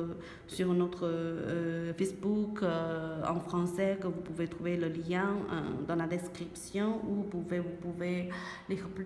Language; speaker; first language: French; non-native, learner; Chinese